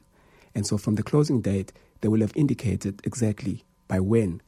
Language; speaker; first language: English; non-native, local second language; Xhosa